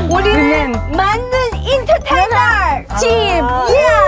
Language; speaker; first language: Korean; non-native, fluent; Chinese